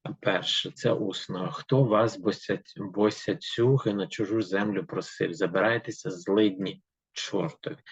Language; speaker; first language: Ukrainian; native; Ukrainian